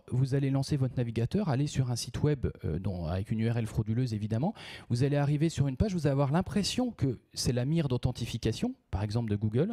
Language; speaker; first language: French; native; French